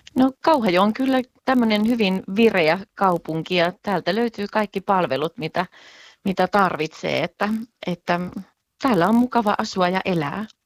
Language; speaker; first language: Finnish; native; Finnish